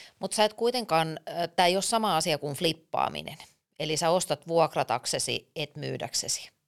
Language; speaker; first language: Finnish; native; Finnish